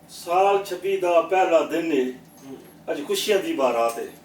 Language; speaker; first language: Urdu; non-native, local second language; Punjabi